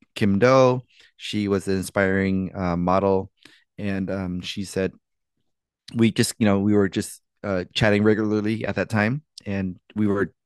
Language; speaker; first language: English; native; English